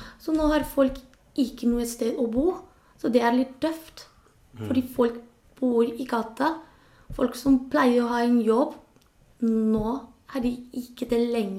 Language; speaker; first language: Norwegian; non-native, local second language; Spanish